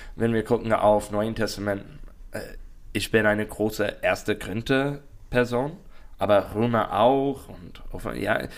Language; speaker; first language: German; non-native, learner; English